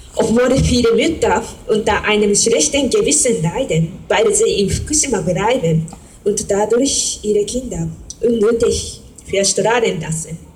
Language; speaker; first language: German; non-native, fluent; Japanese